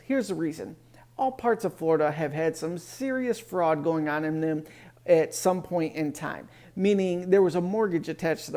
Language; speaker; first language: English; native; English